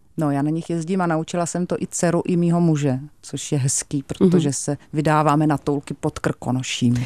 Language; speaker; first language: Czech; native; Czech